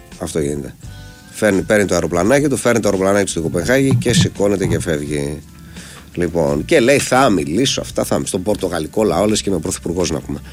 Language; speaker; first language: Greek; native; Greek